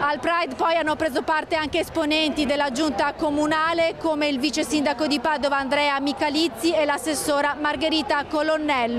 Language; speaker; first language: Italian; native; Italian